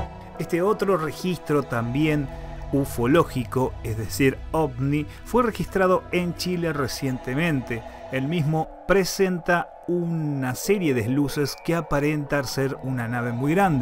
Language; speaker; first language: Spanish; native; Spanish